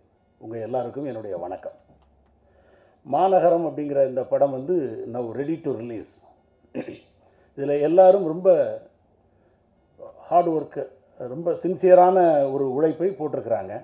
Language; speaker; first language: Tamil; native; Tamil